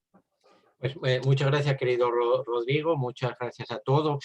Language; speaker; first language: Spanish; native; Spanish